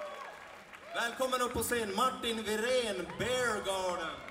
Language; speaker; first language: Swedish; native; Swedish